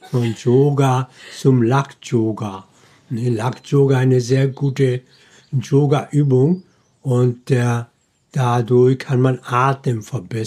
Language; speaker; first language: German; non-native, fluent; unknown